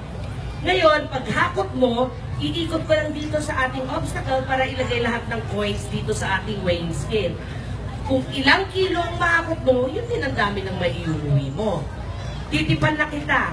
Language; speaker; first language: Filipino; native; Filipino